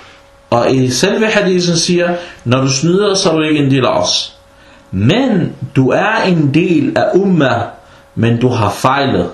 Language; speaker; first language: Danish; non-native, fluent; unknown